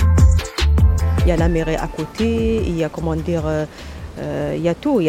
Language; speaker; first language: French; non-native, local second language; Arabic